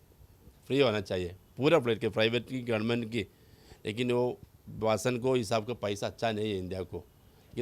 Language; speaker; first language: Hindi; non-native, local second language; Malayalam